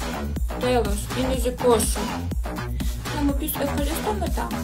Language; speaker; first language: Greek; non-native, fluent; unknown